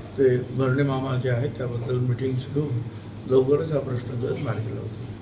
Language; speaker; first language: Marathi; native; Marathi